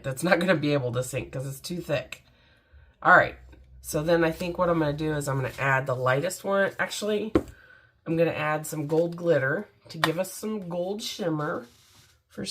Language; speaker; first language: English; native; English